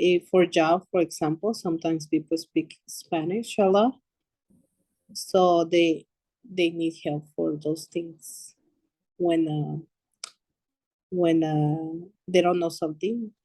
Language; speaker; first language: English; early bilingual, other home language; Spanish